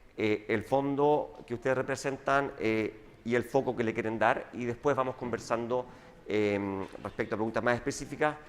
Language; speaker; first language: Spanish; native; Spanish